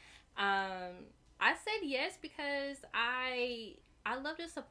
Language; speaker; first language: English; native; English